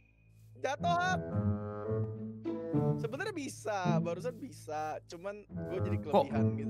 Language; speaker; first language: Indonesian; native; Indonesian